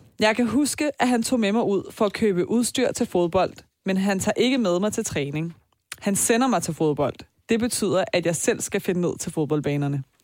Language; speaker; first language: Danish; early bilingual, other home language; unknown